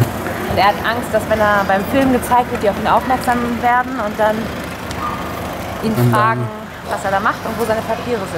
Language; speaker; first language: German; native; German